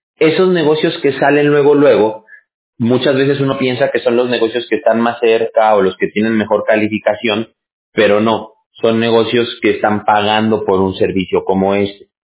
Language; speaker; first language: Spanish; native; Spanish